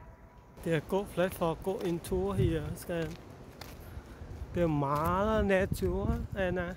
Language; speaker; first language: Danish; non-native, learner; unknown